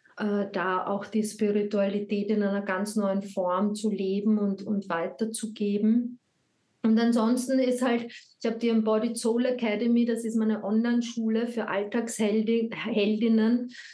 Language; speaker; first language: German; native; German